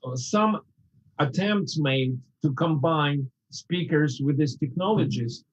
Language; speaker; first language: English; non-native, fluent; Russian